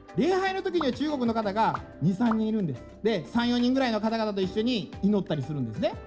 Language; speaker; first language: Japanese; native; Japanese